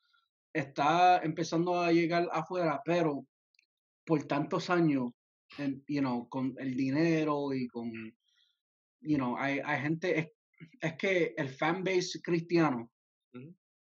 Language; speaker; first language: Spanish; early bilingual, heritage; Spanish